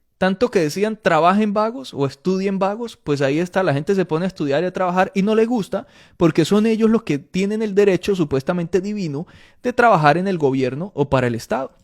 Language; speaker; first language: Spanish; native; Spanish